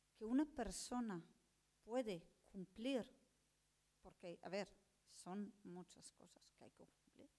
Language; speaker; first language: Spanish; non-native, fluent; Hebrew